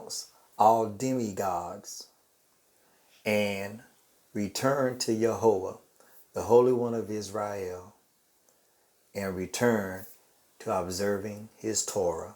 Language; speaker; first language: English; native; English